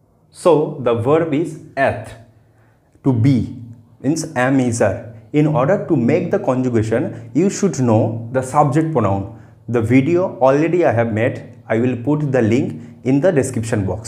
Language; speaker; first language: English; non-native, local second language; Bangla